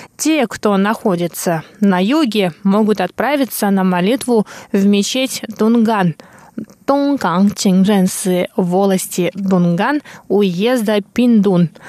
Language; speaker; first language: Russian; non-native, local second language; Tuvinian